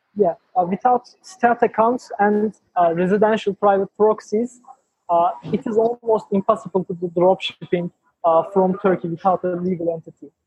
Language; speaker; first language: English; non-native, fluent; Turkish